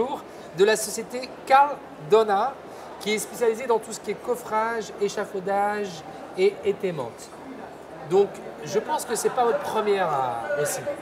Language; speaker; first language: French; native; French